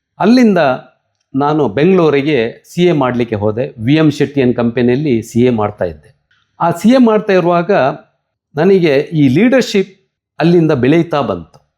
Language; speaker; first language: Kannada; non-native, local second language; Tulu